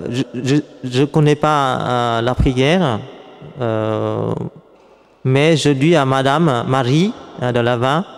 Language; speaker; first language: French; non-native, fluent; Vietnamese